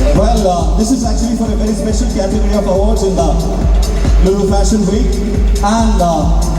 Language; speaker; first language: English; non-native, local second language; Malayalam